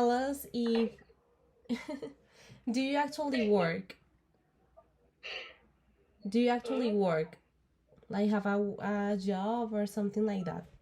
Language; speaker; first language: English; non-native, learner; Spanish